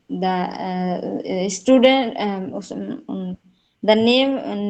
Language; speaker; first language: English; non-native, learner; Bangla